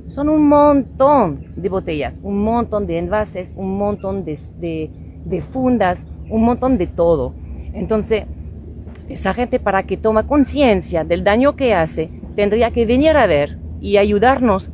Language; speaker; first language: Spanish; non-native, fluent; French